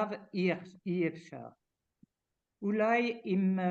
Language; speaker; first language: Hebrew; non-native, learner; French